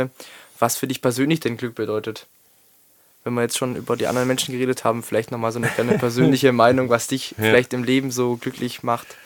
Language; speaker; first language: German; native; German